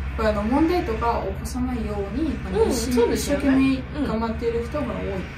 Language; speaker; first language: Japanese; non-native, fluent; Russian